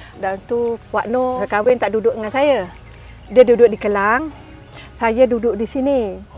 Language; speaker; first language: Malay; native; Malay